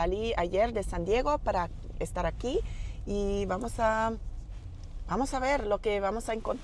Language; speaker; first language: Spanish; non-native, fluent; English